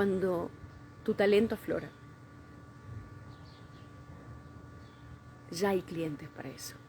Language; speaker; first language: Spanish; native; Spanish